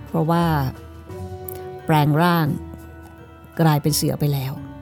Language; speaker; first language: Thai; native; Thai